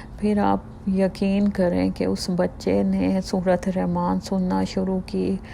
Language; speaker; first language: Urdu; native; Urdu